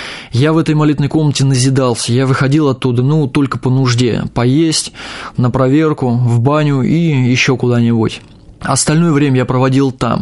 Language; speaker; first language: Russian; native; Russian